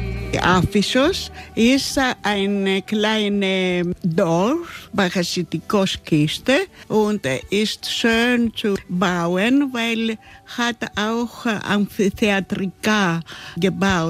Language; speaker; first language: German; non-native, learner; Greek